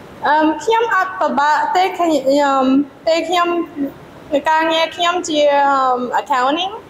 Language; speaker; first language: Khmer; early bilingual, heritage; Khmer